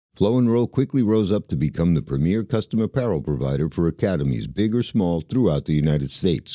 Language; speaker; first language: English; native; English